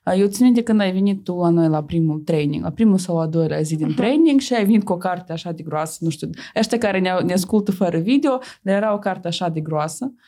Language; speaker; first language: Romanian; non-native, local second language; Russian